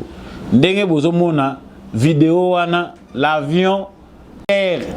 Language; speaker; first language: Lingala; native; Lingala